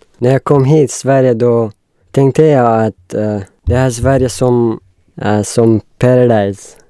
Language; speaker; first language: Swedish; non-native, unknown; Persian